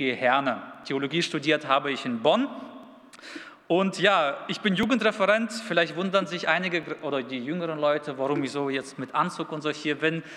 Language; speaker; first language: German; early bilingual, other home language; Russian